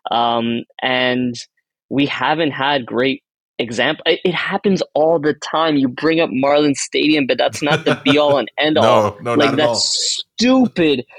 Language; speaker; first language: English; early bilingual, other home language; Spanish